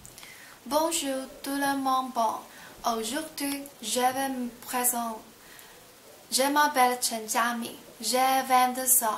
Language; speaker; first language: French; non-native, learner; Chinese